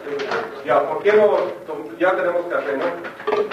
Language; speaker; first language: Spanish; non-native, fluent; English